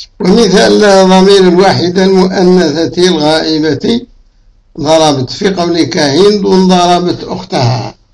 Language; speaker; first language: Arabic; native; Arabic